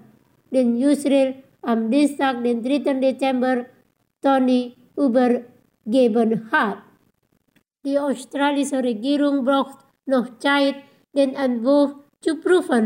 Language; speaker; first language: German; non-native, fluent; Indonesian